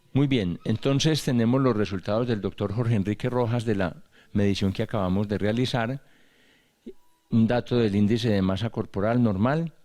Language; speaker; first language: Spanish; native; Spanish